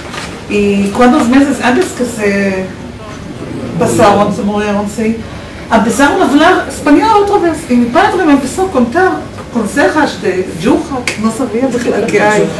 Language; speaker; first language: Spanish; non-native, learner; Hebrew